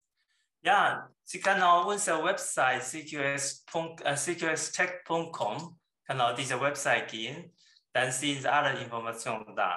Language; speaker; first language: German; non-native, learner; Chinese